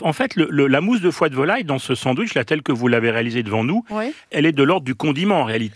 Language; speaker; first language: French; native; French